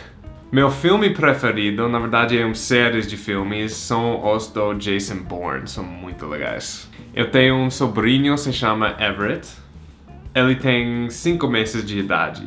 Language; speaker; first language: Portuguese; non-native, fluent; English